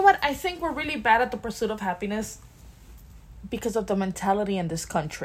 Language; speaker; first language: English; early bilingual, other home language; Spanish